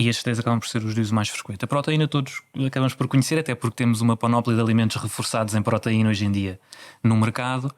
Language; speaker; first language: Portuguese; native; Portuguese